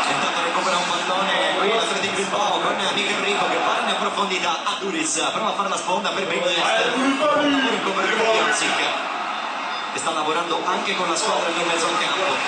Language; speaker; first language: Italian; native; Italian